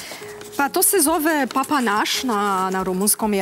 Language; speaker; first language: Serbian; non-native, learner; Romanian